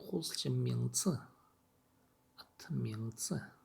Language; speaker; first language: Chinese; non-native, learner; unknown